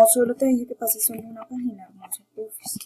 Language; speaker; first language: Spanish; native; Spanish